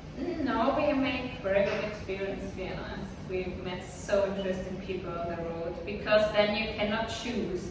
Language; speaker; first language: English; non-native, fluent; Swiss German